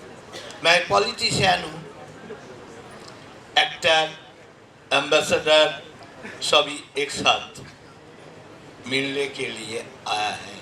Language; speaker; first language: Hindi; non-native, local second language; Bangla